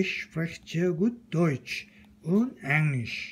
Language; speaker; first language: German; non-native, fluent; Korean